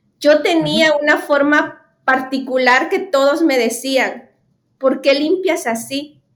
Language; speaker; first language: Spanish; native; Spanish